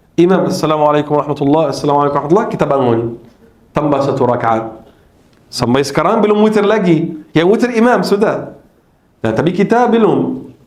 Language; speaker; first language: Malay; non-native, fluent; Arabic